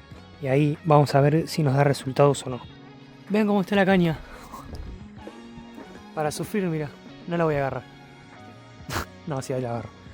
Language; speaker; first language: Spanish; native; Spanish